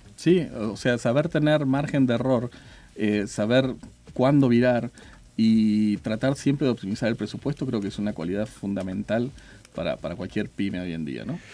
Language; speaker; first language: Spanish; native; Spanish